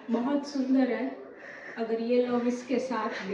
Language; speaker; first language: Hindi; non-native, local second language; Gujarati